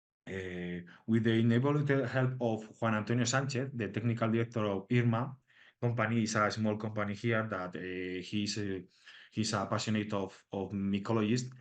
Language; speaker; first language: English; non-native, learner; Spanish